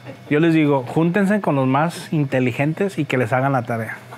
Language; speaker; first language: Spanish; early bilingual, heritage; Spanish